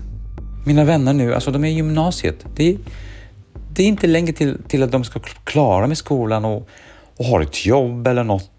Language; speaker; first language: Swedish; early bilingual, other home language; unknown